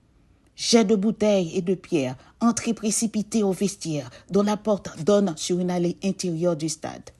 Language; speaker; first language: French; non-native, local second language; Haitian Creole